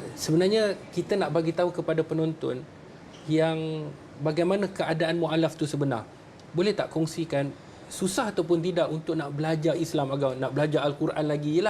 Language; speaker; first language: Malay; native; Malay